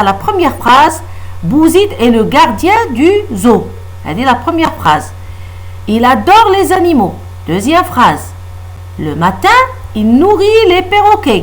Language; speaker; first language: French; non-native, local second language; Arabic